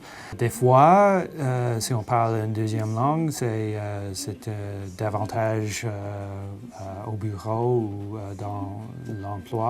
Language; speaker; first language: French; non-native, local second language; English